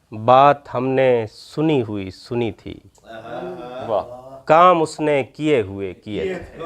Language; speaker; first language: Urdu; native; Urdu